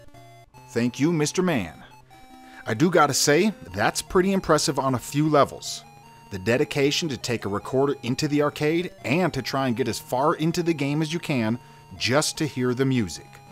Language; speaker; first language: English; native; English